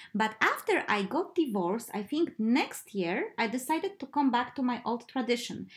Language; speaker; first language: English; non-native, fluent; Polish